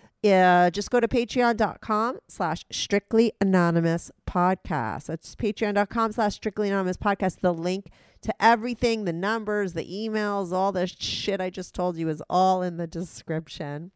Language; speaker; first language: English; native; English